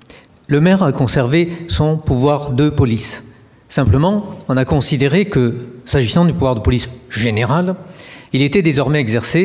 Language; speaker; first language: French; native; French